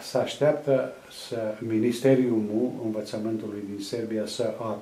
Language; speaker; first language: Romanian; non-native, local second language; Serbian